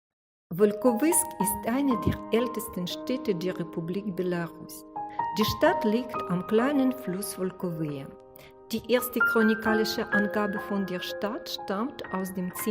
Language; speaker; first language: German; non-native, learner; Russian